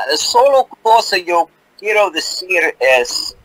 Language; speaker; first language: Spanish; non-native, learner; English